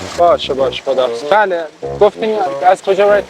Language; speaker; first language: Persian; native; Persian